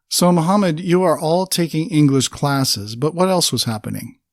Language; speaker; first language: English; native; English